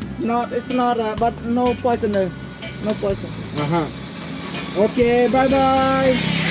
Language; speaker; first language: English; non-native, learner; Khmer